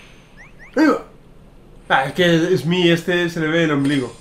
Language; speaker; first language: Spanish; native; Spanish